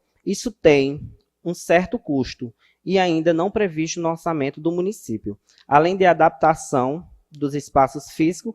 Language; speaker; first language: Portuguese; native; Portuguese